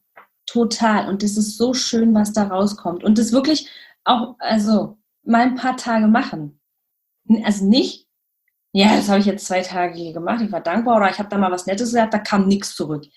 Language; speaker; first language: German; native; German